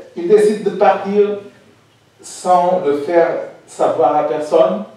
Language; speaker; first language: French; non-native, fluent; Portuguese